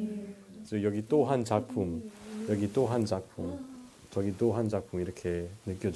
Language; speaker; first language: Korean; non-native, fluent; English